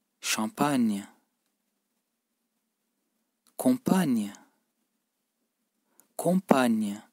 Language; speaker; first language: French; non-native, fluent; Turkish